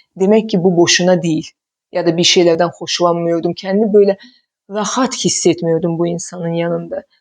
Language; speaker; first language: Turkish; non-native, fluent; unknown